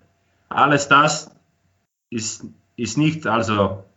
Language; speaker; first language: German; non-native, fluent; Croatian